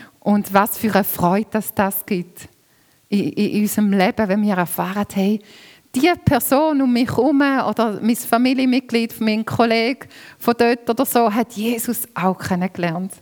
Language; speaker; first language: German; native; German